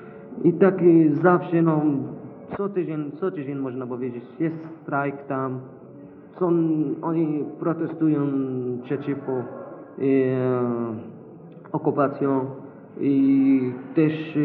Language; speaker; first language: Polish; non-native, learner; Arabic